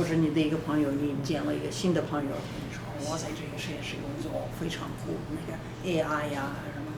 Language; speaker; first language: Chinese; non-native, fluent; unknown